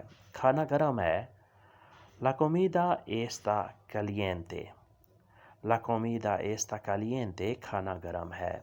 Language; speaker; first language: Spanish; non-native, learner; Urdu